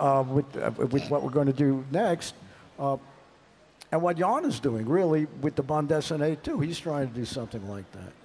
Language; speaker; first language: English; native; English